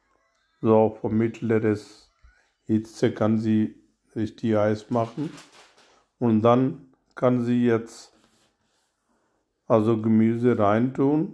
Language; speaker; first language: German; non-native, learner; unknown